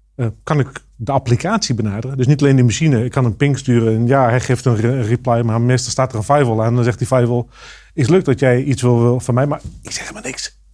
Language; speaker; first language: Dutch; native; Dutch